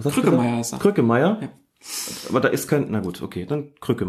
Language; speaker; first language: German; native; German